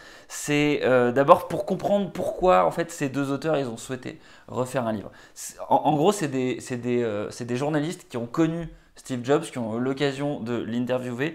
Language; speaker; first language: French; native; French